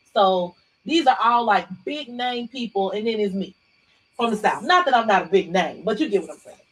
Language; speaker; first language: English; native; English